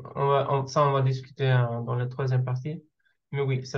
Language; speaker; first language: French; non-native, learner; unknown